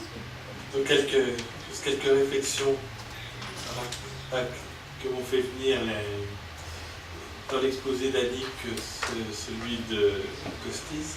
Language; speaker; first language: French; native; French